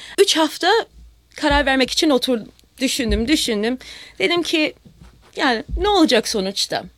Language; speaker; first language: Turkish; early bilingual, heritage; Turkish